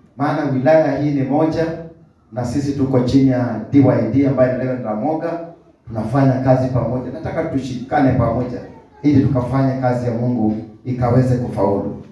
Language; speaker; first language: Swahili; native; Swahili